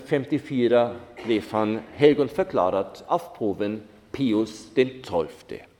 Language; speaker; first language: Swedish; non-native, fluent; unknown